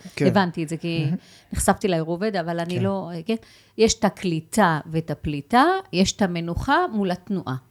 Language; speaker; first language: Hebrew; non-native, fluent; Russian